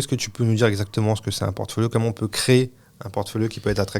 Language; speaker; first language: French; native; French